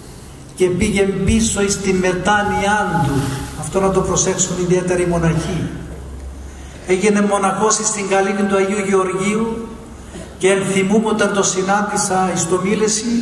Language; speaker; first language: Greek; native; Greek